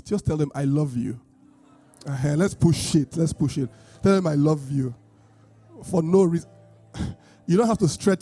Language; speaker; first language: English; non-native, local second language; Bini